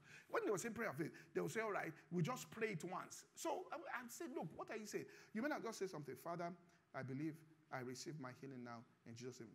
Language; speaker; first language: English; non-native, local second language; Yoruba